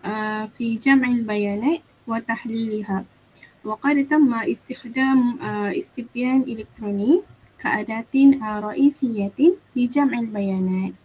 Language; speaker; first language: Arabic; non-native, learner; Malay